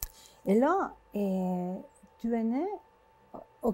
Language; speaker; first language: French; non-native, fluent; Spanish